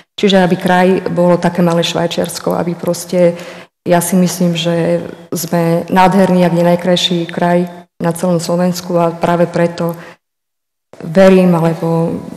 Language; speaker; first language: Slovak; native; Slovak